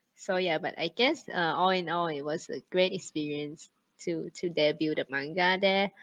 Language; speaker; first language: English; non-native, fluent; Thai